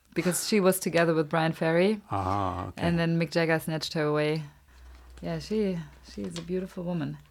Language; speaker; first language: English; non-native, fluent; German